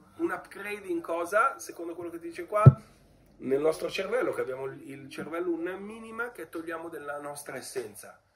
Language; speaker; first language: Italian; native; Italian